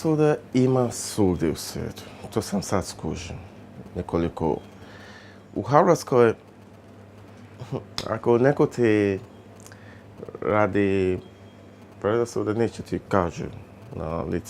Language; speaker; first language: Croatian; non-native, learner; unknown